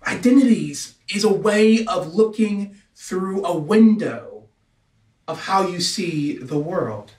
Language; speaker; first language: English; native; English